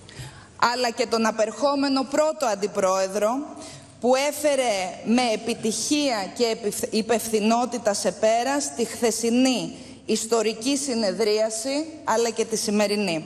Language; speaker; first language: Greek; native; Greek